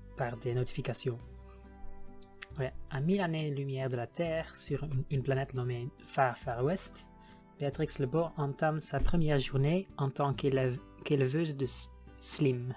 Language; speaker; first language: French; non-native, learner; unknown